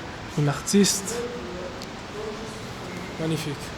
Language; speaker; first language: French; non-native, local second language; Arabic